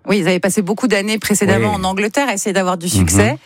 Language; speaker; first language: French; native; French